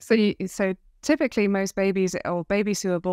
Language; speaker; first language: English; native; English